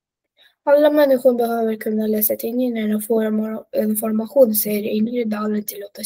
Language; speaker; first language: Swedish; non-native, learner; Russian